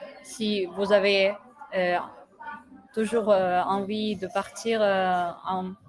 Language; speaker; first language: French; non-native, learner; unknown